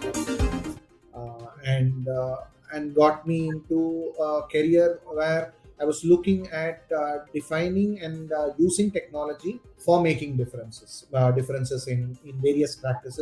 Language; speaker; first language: English; non-native, local second language; Tamil